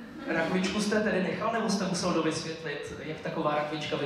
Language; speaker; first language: Czech; native; Czech